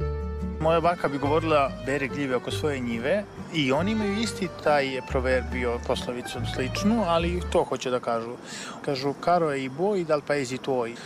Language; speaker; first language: Serbian; native; Serbian